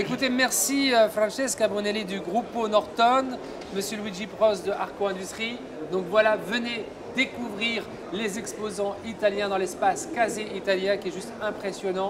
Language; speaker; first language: French; native; French